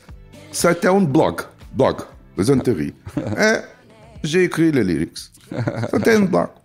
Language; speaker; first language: French; non-native, learner; Russian